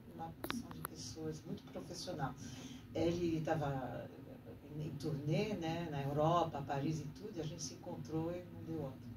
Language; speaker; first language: Portuguese; non-native, fluent; French